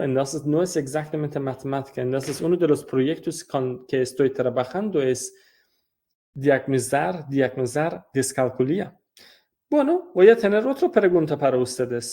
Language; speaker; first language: Spanish; non-native, fluent; Persian